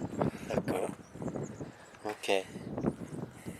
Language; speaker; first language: French; non-native, learner; Japanese